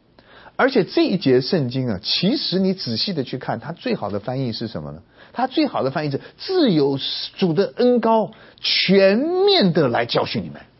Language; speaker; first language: Chinese; native; Chinese